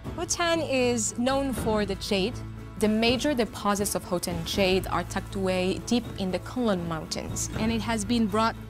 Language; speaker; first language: English; non-native, fluent; Arabic